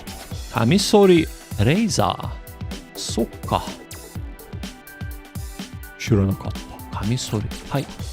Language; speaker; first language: Japanese; non-native, learner; English